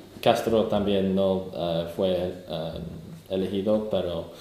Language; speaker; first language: Spanish; non-native, learner; English